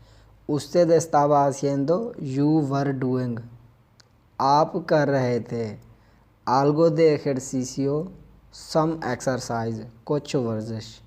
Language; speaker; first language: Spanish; non-native, fluent; Urdu